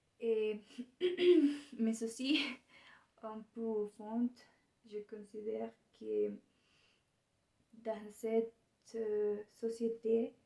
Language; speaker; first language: French; non-native, learner; Spanish